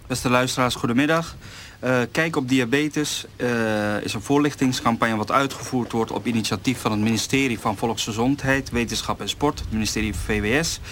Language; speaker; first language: Dutch; native; Dutch